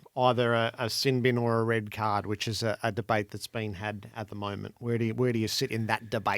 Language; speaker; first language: English; native; English